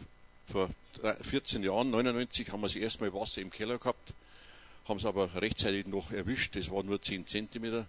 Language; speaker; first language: German; native; German